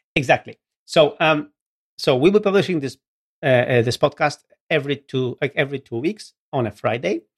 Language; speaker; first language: English; non-native, fluent; Polish